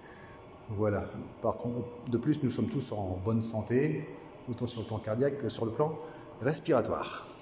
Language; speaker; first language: French; native; French